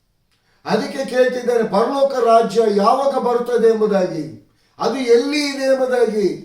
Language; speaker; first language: Kannada; native; Kannada